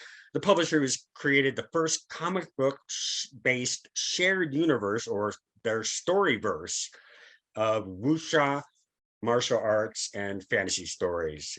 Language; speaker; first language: English; native; English